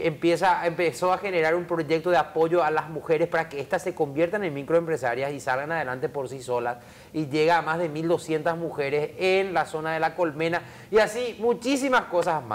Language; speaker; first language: Spanish; native; Spanish